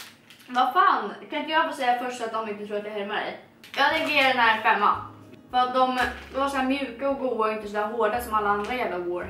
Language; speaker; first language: Swedish; native; Swedish